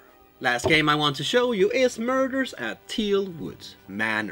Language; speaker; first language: English; non-native, fluent; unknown